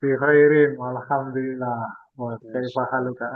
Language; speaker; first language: Arabic; non-native, learner; Indonesian